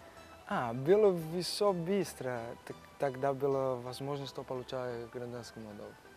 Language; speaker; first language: Russian; non-native, learner; Portuguese